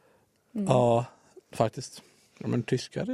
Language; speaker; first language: Swedish; native; Swedish